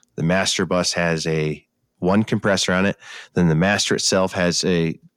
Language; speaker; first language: English; native; English